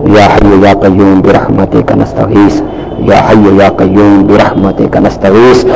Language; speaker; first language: Urdu; non-native, local second language; Punjabi